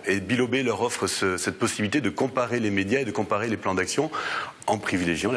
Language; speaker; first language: French; native; French